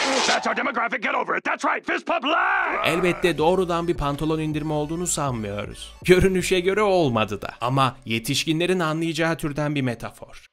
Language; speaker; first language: Turkish; native; Turkish